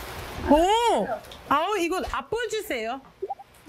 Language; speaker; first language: Korean; non-native, learner; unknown